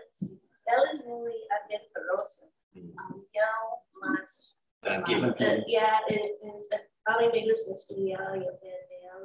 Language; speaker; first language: Spanish; non-native, learner; English